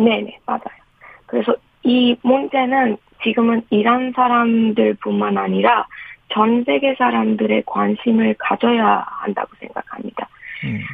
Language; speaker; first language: Korean; non-native, fluent; Persian